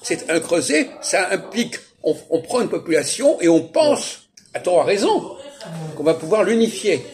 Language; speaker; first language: French; native; French